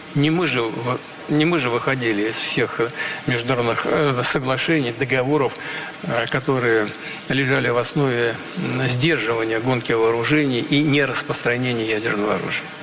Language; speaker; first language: Russian; native; Russian